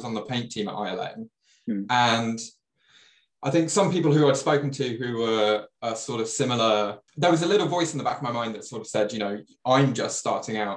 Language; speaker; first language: English; native; English